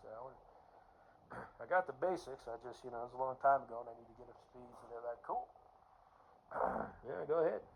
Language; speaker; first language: English; native; English